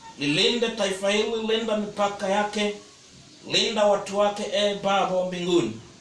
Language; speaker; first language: Swahili; non-native, local second language; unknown